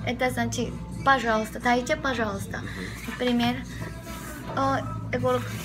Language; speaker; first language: Russian; non-native, learner; Korean